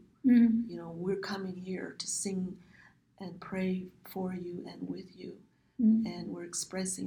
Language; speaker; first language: English; early bilingual, other home language; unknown